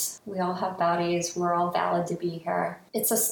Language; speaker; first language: English; native; English